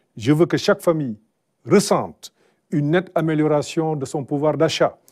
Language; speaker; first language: French; non-native, local second language; Wolof